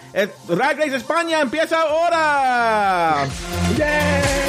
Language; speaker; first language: Spanish; non-native, learner; English